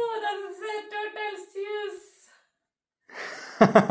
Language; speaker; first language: German; non-native, learner; Malayalam